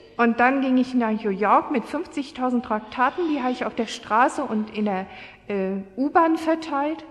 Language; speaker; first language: German; native; German